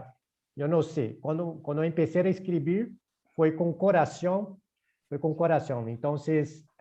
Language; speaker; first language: Spanish; non-native, fluent; Portuguese